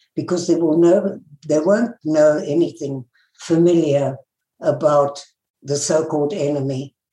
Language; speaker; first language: English; native; English